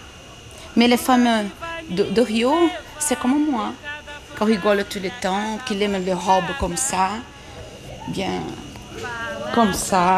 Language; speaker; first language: French; non-native, learner; Portuguese